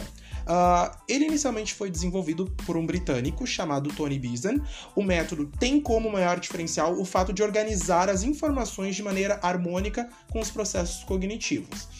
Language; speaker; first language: Portuguese; native; Portuguese